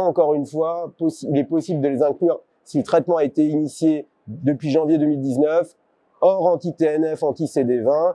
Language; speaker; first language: French; native; French